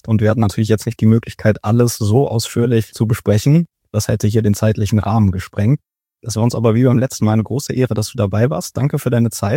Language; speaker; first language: German; native; German